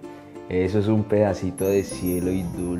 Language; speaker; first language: Spanish; native; Spanish